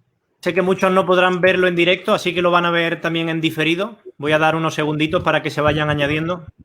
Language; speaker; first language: Spanish; native; Spanish